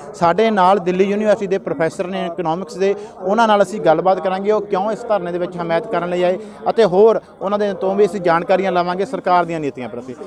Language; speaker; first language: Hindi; non-native, local second language; Punjabi